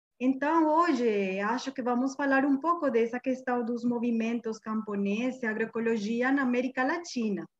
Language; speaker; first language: Portuguese; non-native, fluent; Guarani